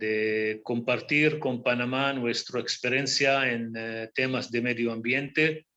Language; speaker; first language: Spanish; non-native, fluent; Hebrew